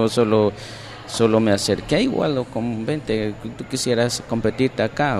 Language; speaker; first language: Spanish; non-native, local second language; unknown